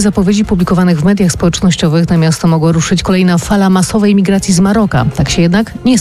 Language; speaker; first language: Polish; native; Polish